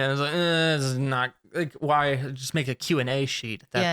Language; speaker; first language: English; native; English